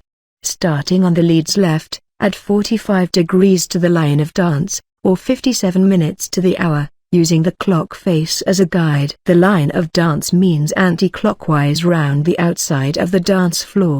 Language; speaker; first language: English; native; English